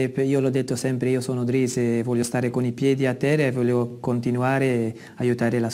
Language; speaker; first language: Italian; non-native, fluent; Dutch